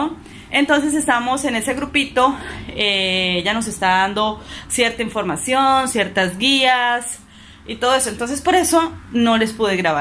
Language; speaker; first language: Spanish; native; Spanish